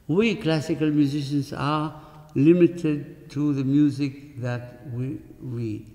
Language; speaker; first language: English; non-native, fluent; Spanish